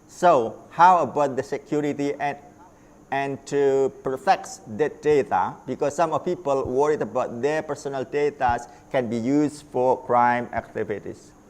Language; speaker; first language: English; non-native, learner; Indonesian